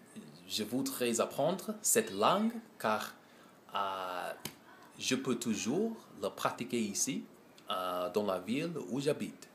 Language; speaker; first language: French; non-native, learner; English